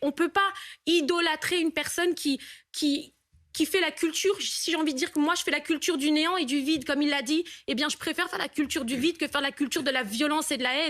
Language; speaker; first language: French; native; French